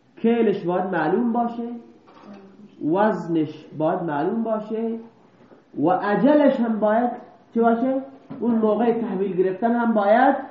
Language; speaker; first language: Persian; non-native, local second language; Baluchi